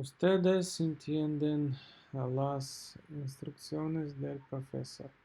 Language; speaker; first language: Spanish; non-native, learner; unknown